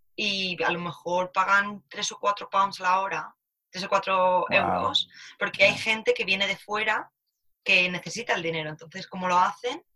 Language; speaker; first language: Spanish; native; Spanish